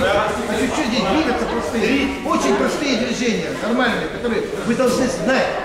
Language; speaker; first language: Russian; native; Russian